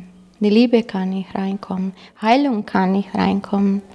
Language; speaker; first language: German; non-native, fluent; Croatian